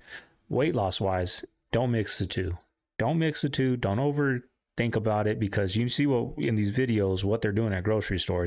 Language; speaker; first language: English; native; English